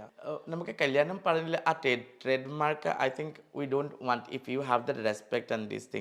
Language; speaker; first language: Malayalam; non-native, fluent; Assamese